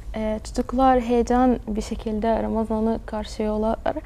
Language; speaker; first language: Turkish; early bilingual, other home language; Arabic